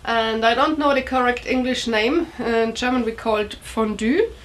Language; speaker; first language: English; non-native, learner; German